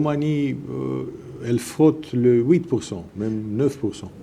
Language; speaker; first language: French; non-native, fluent; Romanian